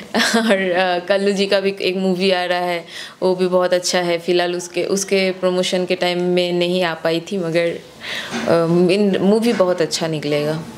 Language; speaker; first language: Hindi; non-native, local second language; Bangla